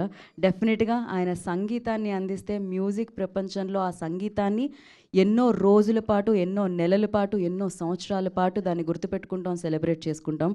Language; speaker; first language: Telugu; native; Telugu